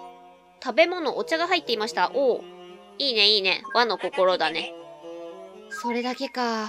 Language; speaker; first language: Japanese; native; Japanese